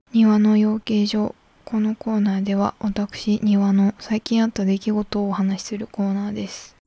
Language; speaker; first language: Japanese; native; Japanese